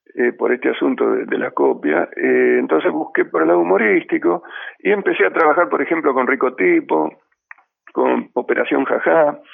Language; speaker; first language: Spanish; native; Spanish